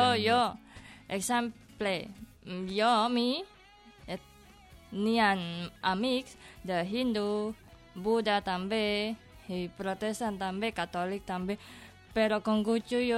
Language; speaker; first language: Catalan; non-native, learner; Indonesian